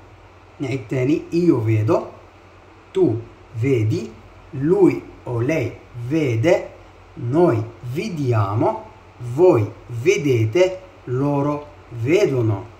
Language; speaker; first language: Italian; non-native, fluent; Arabic